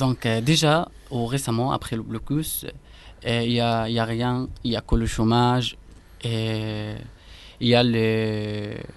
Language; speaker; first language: French; non-native, fluent; Arabic